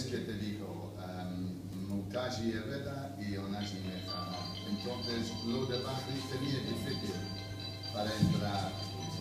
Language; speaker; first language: Spanish; non-native, fluent; English